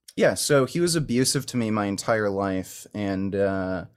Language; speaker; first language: English; native; English